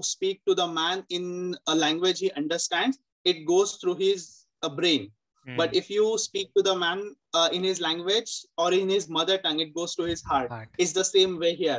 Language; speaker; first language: English; non-native, local second language; Marathi